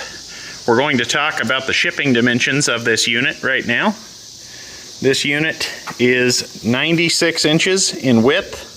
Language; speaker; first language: English; native; English